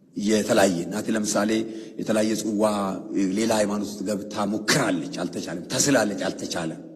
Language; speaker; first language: Amharic; non-native, local second language; Oromo